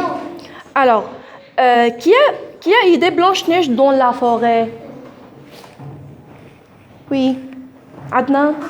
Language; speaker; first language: French; non-native, fluent; Arabic